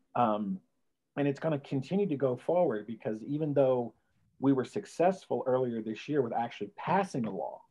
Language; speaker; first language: English; native; English